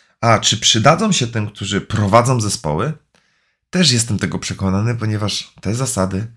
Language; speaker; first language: Polish; native; Polish